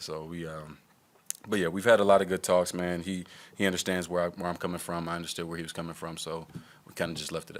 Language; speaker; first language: English; native; English